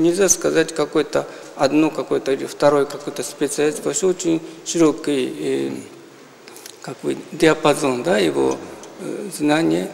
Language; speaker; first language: Russian; non-native, fluent; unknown